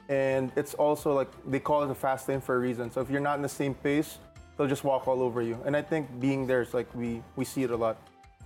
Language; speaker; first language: English; non-native, local second language; Filipino